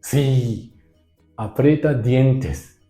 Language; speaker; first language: Spanish; non-native, learner; Japanese